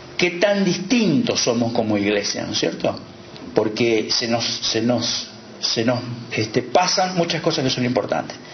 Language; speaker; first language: Spanish; native; Spanish